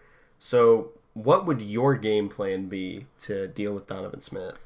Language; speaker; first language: English; native; English